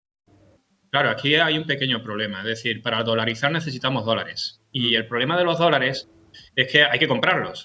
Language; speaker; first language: Spanish; native; Spanish